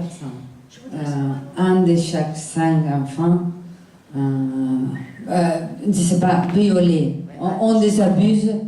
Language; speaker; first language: French; non-native, fluent; Spanish